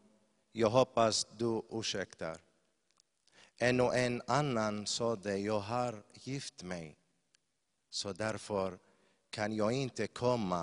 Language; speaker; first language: Swedish; non-native, fluent; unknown